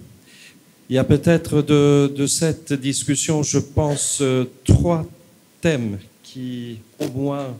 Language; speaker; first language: French; non-native, fluent; Swedish